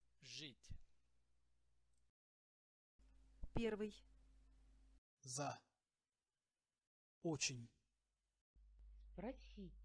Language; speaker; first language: Russian; non-native, learner; English